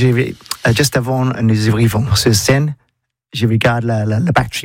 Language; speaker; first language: French; non-native, learner; English